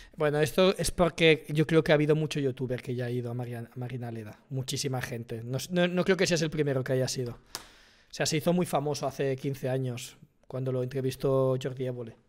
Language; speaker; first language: Spanish; native; Spanish